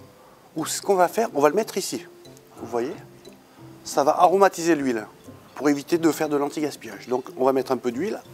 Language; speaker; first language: French; native; French